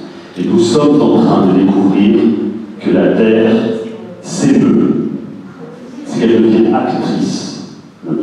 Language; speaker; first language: French; native; French